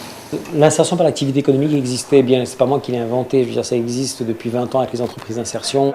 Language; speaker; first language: French; native; French